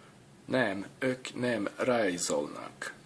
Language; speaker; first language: Hungarian; non-native, learner; English